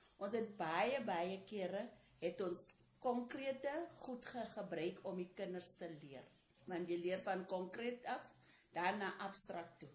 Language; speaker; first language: Afrikaans; non-native, local second language; Tswana